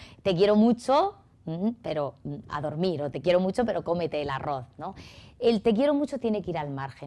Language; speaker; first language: Spanish; native; Spanish